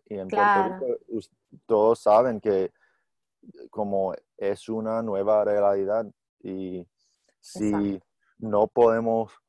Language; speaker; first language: Spanish; non-native, learner; English